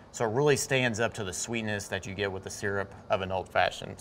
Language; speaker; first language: English; native; English